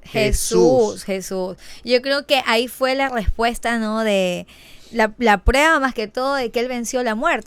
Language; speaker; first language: Spanish; native; Spanish